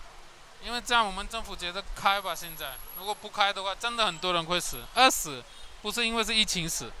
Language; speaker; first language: Chinese; non-native, learner; Hindi